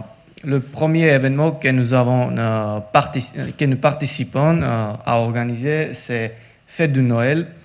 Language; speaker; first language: French; non-native, learner; Georgian